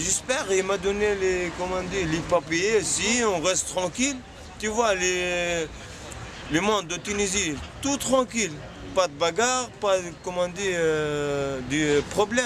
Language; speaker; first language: French; non-native, learner; Arabic